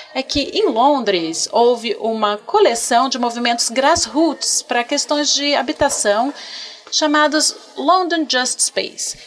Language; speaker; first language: Portuguese; non-native, fluent; French